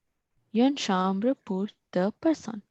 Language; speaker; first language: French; non-native, learner; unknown